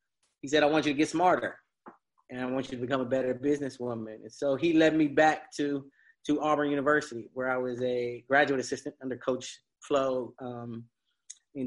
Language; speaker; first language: English; native; English